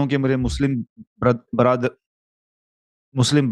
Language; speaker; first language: Hindi; early bilingual, heritage; Urdu